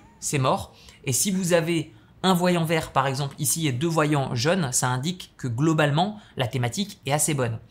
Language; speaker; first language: French; native; French